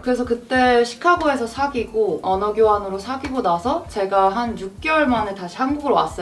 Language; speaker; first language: Korean; native; Korean